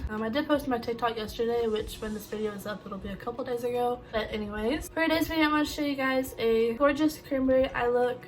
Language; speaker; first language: English; native; English